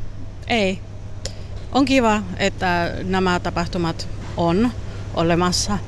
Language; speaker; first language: Finnish; non-native, learner; Spanish